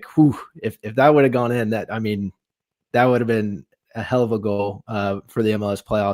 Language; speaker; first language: English; native; English